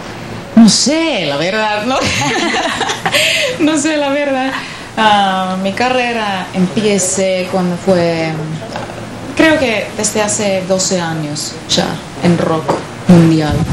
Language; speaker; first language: Spanish; non-native, learner; Finnish